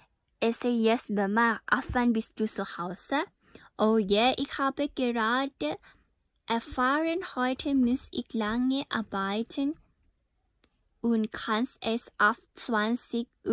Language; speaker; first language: German; non-native, learner; Thai